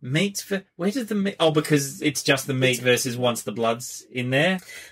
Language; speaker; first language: English; native; English